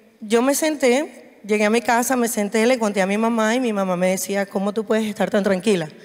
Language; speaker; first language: Spanish; native; Spanish